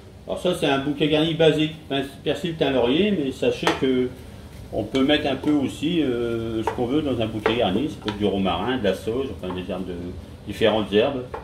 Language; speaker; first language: French; native; French